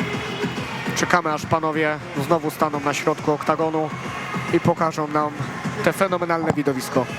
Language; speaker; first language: Polish; native; Polish